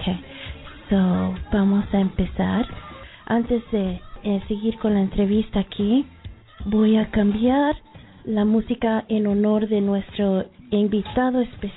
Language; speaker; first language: Spanish; early bilingual, heritage; Spanish